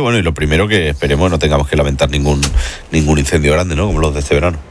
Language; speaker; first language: Spanish; native; Spanish